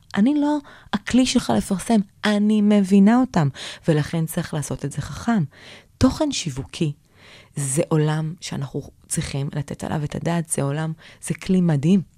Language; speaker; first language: Hebrew; native; Hebrew